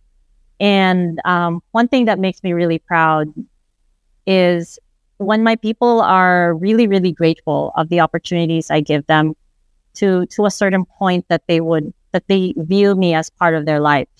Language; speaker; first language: English; non-native, local second language; Filipino